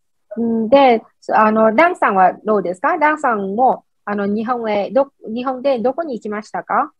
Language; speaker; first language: Japanese; non-native, fluent; Vietnamese